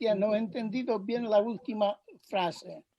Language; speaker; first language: Spanish; non-native, fluent; Italian